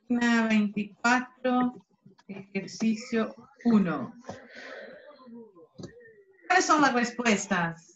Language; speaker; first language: Spanish; non-native, fluent; Portuguese